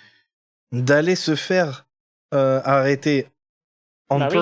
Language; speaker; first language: French; native; French